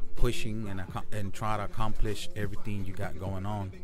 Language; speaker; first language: English; native; English